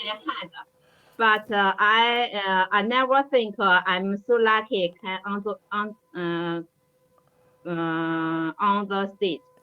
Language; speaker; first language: English; non-native, learner; Chinese